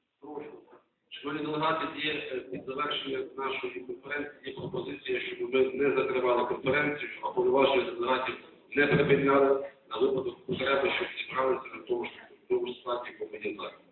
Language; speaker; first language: Ukrainian; native; Ukrainian